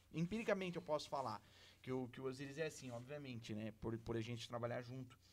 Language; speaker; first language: Portuguese; native; Portuguese